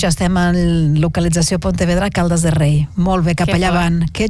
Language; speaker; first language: Catalan; native; Catalan